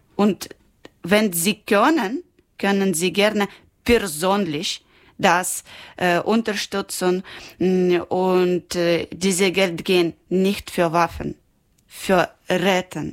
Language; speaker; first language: German; non-native, learner; Ukrainian